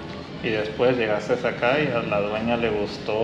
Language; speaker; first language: Spanish; non-native, learner; English